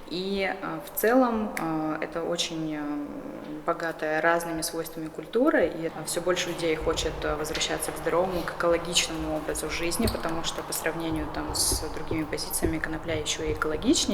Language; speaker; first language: Russian; native; Russian